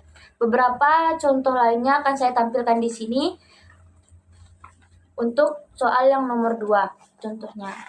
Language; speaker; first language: Indonesian; native; Indonesian